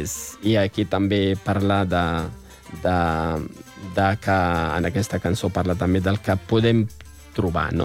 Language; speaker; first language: Catalan; non-native, fluent; Arabic